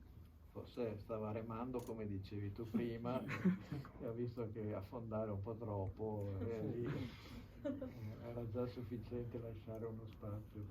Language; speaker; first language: Italian; native; Italian